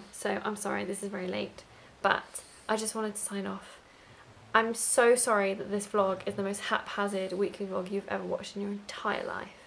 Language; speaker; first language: English; native; English